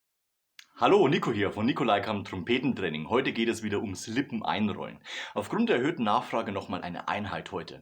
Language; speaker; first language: German; native; German